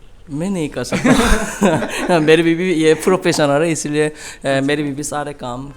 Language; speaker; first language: Urdu; non-native, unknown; Korean